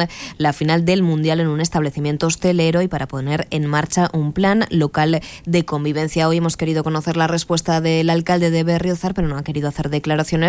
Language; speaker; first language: Spanish; native; Spanish